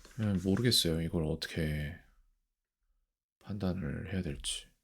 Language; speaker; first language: Korean; native; Korean